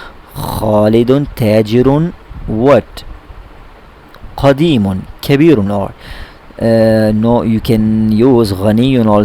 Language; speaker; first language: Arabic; non-native, fluent; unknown